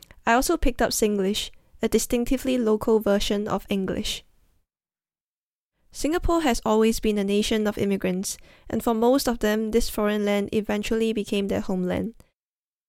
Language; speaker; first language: English; early bilingual, other home language; Cantonese